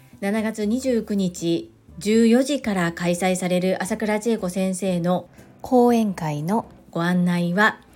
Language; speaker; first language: Japanese; native; Japanese